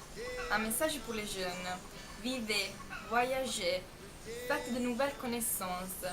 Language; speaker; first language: French; non-native, learner; Italian